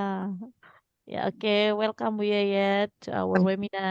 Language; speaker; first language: English; non-native, fluent; Indonesian